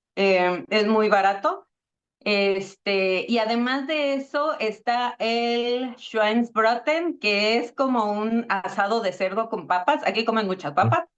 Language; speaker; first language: Spanish; native; Spanish